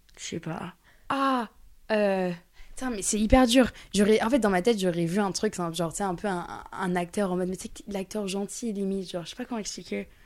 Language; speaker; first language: French; early bilingual, other home language; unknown